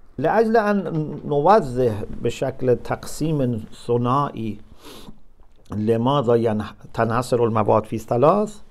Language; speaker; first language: Arabic; non-native, fluent; Persian